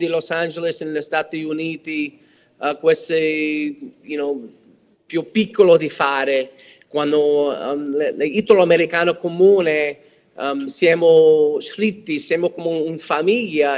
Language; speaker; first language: Italian; early bilingual, heritage; English